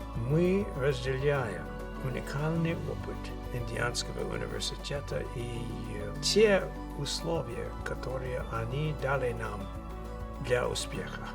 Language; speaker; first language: Russian; non-native, fluent; English